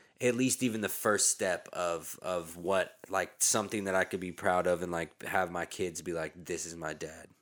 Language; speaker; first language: English; native; English